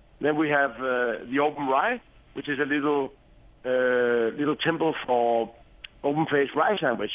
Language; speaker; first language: English; non-native, fluent; Danish